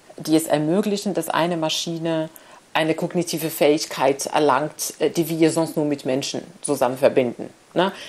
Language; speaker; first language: German; non-native, fluent; Arabic